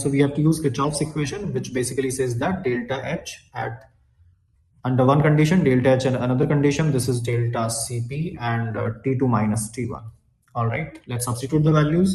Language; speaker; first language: English; non-native, local second language; Hindi